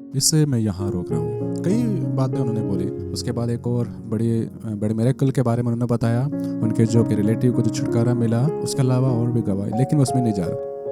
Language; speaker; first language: Hindi; non-native, local second language; Malayalam